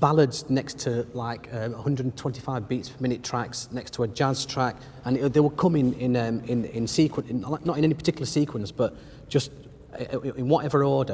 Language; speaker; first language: English; native; English